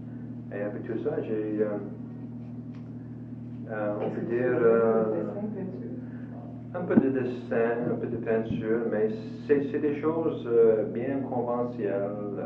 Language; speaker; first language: French; non-native, local second language; English